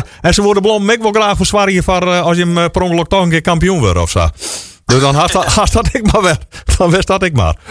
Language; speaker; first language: Dutch; non-native, local second language; Western Frisian